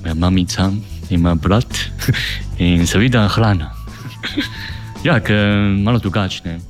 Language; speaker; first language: Slovenian; non-native, learner; Chinese